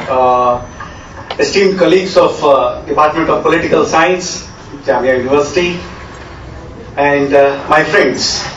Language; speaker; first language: English; non-native, local second language; Kannada